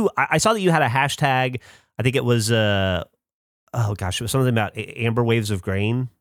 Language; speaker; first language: English; native; English